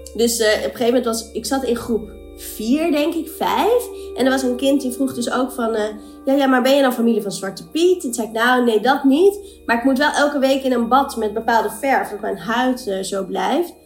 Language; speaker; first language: Dutch; native; Dutch